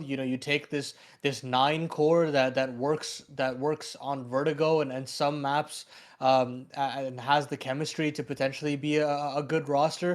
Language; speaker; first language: English; native; English